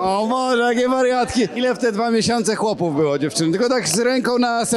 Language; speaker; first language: Polish; native; Polish